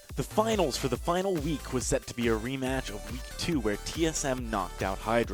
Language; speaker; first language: English; native; English